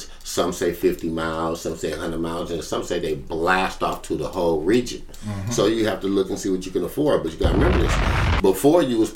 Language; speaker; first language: English; native; English